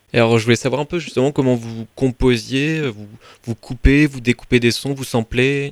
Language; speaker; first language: French; native; French